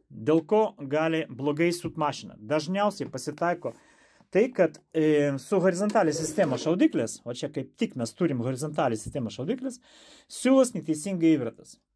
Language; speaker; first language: Lithuanian; non-native, local second language; Russian